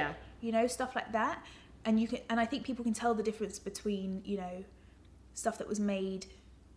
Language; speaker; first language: English; native; English